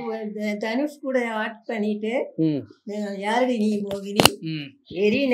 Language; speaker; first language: Tamil; non-native, learner; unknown